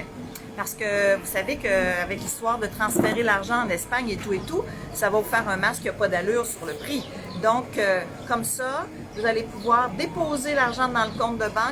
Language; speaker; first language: French; native; French